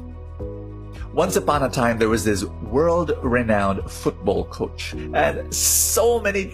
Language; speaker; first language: English; non-native, local second language; Filipino